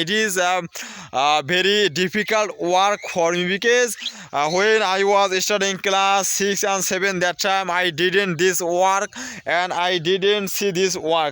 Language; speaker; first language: English; non-native, learner; Bangla